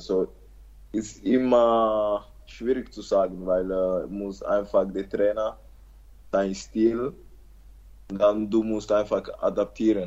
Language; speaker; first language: German; non-native, learner; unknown